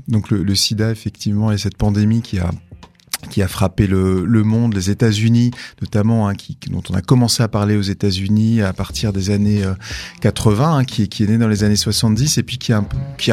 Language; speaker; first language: French; native; French